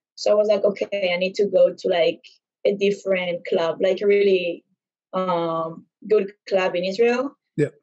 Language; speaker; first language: English; non-native, fluent; Hebrew